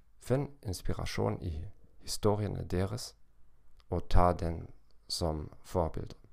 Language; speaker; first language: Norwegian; non-native, learner; German